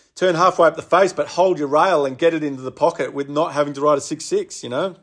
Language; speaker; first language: English; native; English